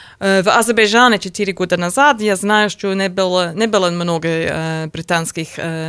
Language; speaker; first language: Russian; non-native, learner; English